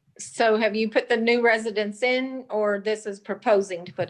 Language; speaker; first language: English; native; English